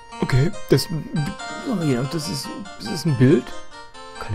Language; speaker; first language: German; native; German